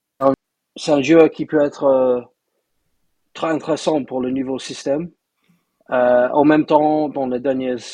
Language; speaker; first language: French; non-native, fluent; English